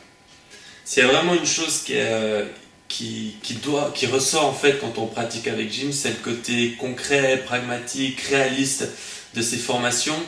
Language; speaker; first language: French; native; French